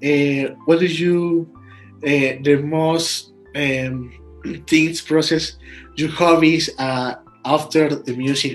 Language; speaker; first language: English; non-native, learner; Spanish